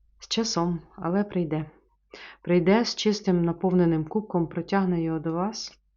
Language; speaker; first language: Ukrainian; non-native, local second language; Russian